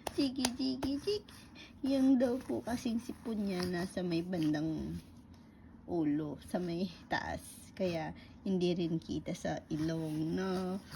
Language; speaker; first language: Filipino; native; Filipino